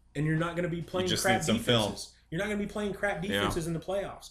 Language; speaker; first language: English; native; English